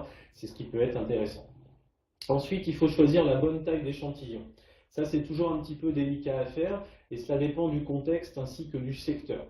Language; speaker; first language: French; native; French